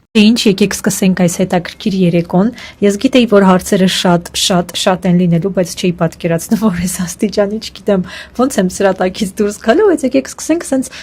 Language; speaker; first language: Armenian; native; Armenian